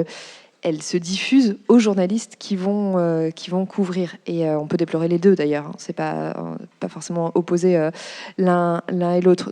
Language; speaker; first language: French; native; French